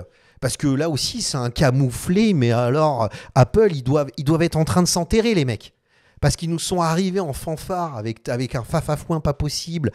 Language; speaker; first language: French; native; French